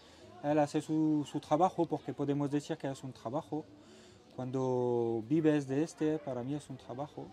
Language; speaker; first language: Spanish; non-native, learner; French